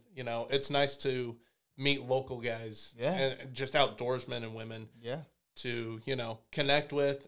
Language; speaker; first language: English; native; English